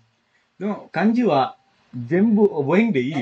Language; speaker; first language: Japanese; non-native, fluent; Indonesian